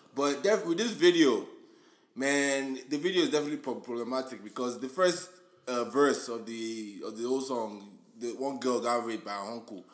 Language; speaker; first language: English; non-native, local second language; Yoruba